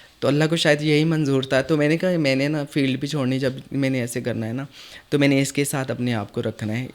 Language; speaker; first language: Urdu; non-native, local second language; Punjabi